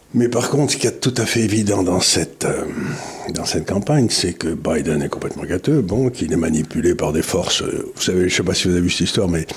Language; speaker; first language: French; native; French